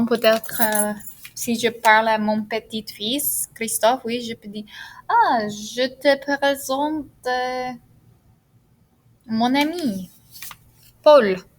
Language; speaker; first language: French; non-native, fluent; English